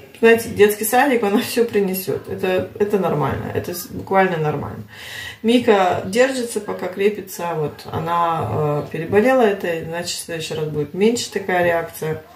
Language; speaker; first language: Russian; early bilingual, heritage; Russian